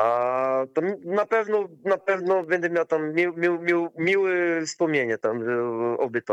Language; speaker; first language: Polish; non-native, learner; Portuguese